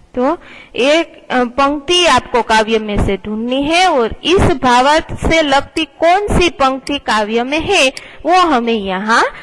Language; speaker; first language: Hindi; non-native, local second language; Gujarati